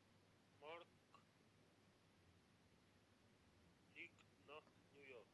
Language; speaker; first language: German; non-native, learner; Macedonian